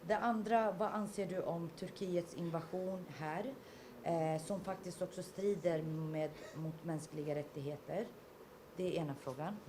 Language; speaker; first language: Swedish; non-native, fluent; Kurdish